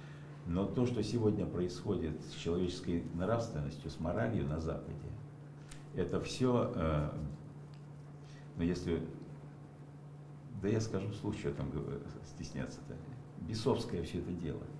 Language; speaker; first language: Russian; native; Russian